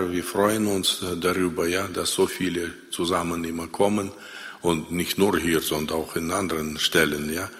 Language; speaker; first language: German; non-native, fluent; Russian